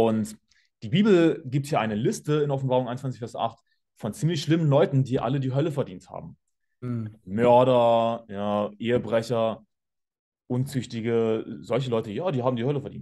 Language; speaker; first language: German; native; German